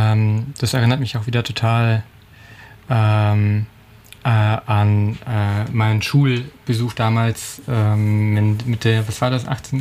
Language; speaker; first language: German; native; German